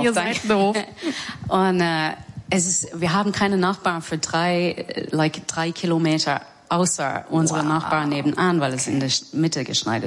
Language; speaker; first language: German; non-native, learner; English